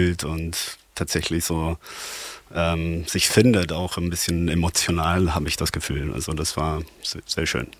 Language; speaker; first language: German; non-native, fluent; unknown